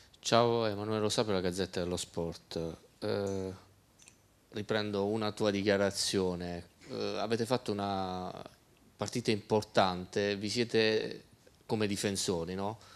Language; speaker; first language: Italian; native; Italian